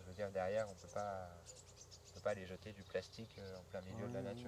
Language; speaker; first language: French; native; French